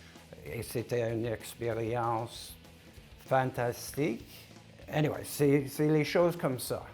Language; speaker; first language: French; non-native, local second language; English